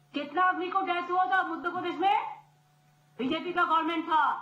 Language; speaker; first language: Hindi; non-native, local second language; Bangla